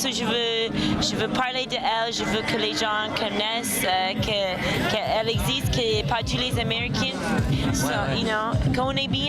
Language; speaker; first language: French; non-native, fluent; English